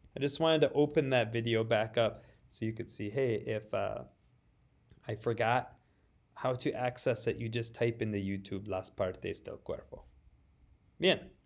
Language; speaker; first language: English; native; English